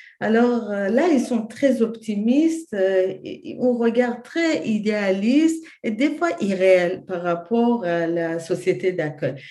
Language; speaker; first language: French; non-native, fluent; Persian